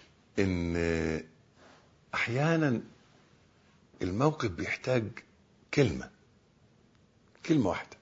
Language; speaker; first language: Arabic; native; Arabic